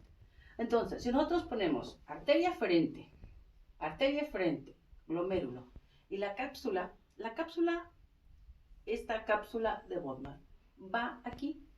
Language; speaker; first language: Spanish; native; Spanish